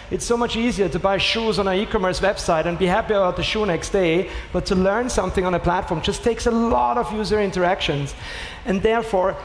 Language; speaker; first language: English; non-native, fluent; German